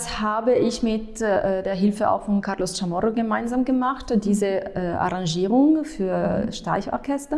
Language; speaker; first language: German; non-native, fluent; Italian